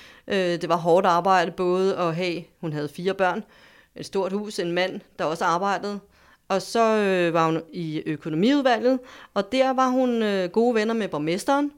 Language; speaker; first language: Danish; native; Danish